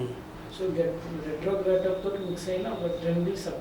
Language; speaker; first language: Telugu; native; Telugu